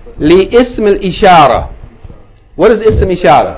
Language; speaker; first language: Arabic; non-native, fluent; English